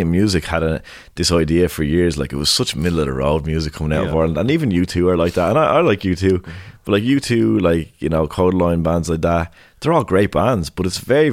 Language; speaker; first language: English; native; English